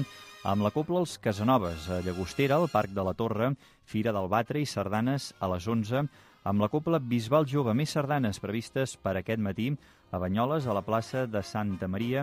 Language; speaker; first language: Catalan; native; Catalan